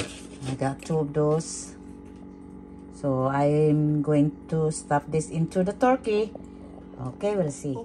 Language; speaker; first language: English; non-native, learner; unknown